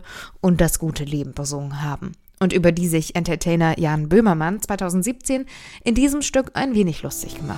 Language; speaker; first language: German; native; German